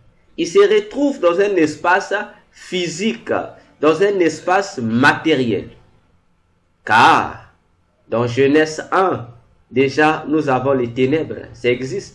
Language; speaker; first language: French; non-native, local second language; Lingala